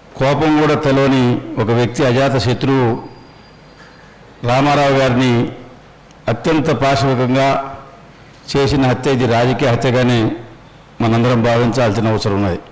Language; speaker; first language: Telugu; native; Telugu